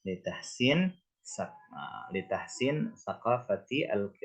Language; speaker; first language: Arabic; non-native, fluent; Indonesian